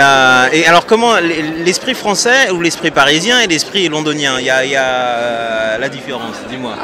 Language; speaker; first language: French; native; French